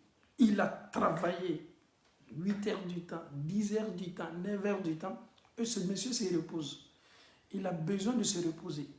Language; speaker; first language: French; non-native, local second language; Bambara